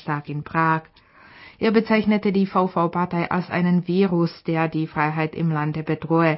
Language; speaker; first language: German; non-native, fluent; Czech